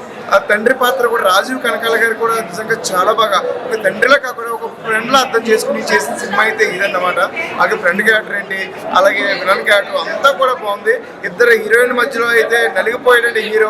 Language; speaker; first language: Telugu; native; Telugu